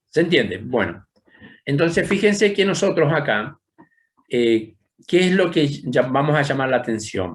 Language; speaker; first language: Spanish; native; Spanish